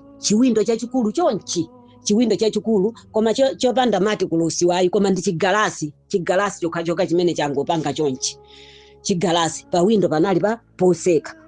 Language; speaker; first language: Nyanja; native; Nyanja